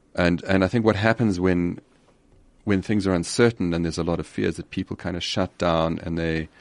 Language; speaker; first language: English; native; English